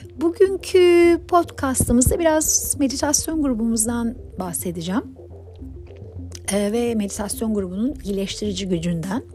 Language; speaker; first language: Turkish; native; Turkish